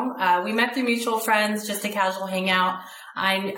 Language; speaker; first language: English; native; English